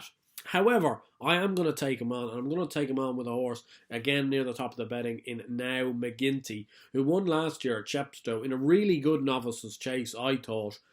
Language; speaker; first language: English; native; English